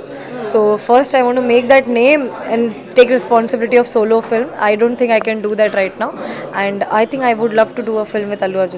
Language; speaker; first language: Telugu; non-native, fluent; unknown